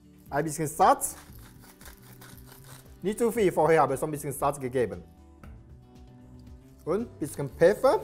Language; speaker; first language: German; non-native, learner; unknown